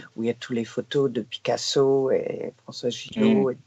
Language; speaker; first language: French; non-native, fluent; English